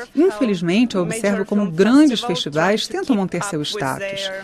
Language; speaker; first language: Portuguese; non-native, fluent; Ukrainian